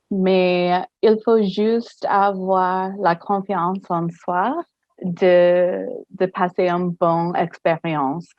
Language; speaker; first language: French; non-native, fluent; English